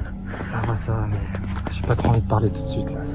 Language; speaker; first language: French; native; French